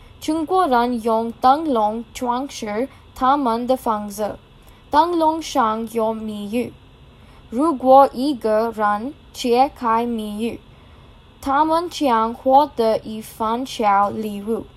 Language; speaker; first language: Chinese; non-native, learner; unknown